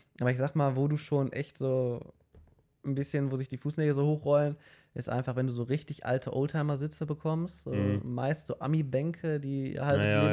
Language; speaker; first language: German; native; German